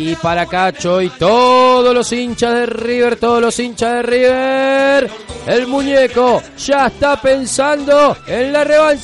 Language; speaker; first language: Spanish; native; Spanish